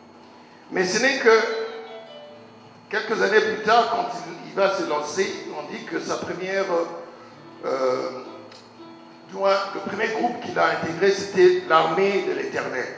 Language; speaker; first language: French; non-native, local second language; Lingala